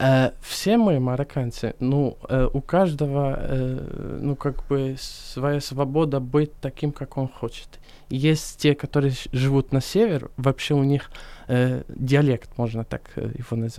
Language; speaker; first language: Russian; non-native, fluent; Arabic